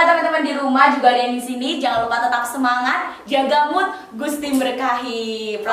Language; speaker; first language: Indonesian; native; Indonesian